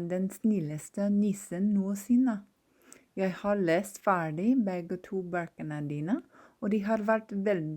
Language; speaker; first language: Norwegian; non-native, learner; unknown